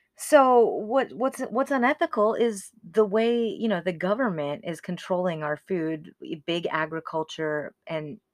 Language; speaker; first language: English; native; English